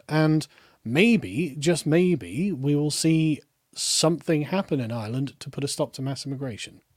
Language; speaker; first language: English; native; English